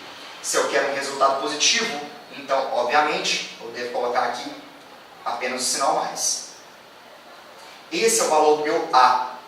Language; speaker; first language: Portuguese; native; Portuguese